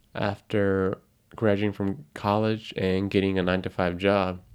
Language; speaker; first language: English; non-native, fluent; Japanese